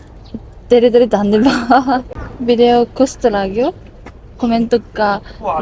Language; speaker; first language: Nepali; non-native, learner; Japanese